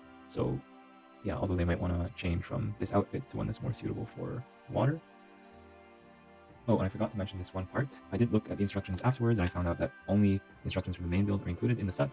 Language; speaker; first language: English; native; English